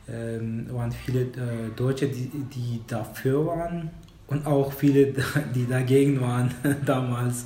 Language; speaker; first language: German; non-native, fluent; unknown